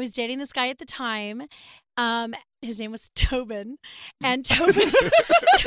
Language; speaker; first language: English; native; English